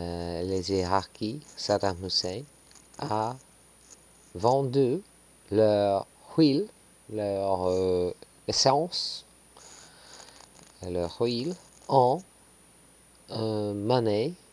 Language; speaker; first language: French; non-native, learner; English